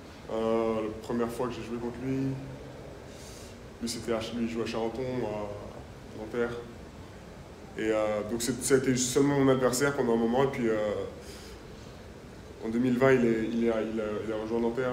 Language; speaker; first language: French; native; French